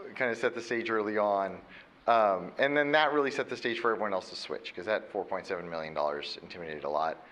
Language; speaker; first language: English; native; English